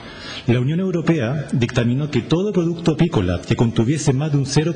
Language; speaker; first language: Spanish; native; Spanish